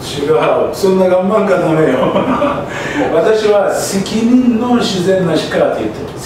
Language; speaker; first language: Japanese; non-native, learner; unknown